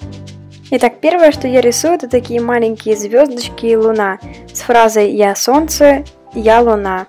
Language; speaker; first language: Russian; native; Russian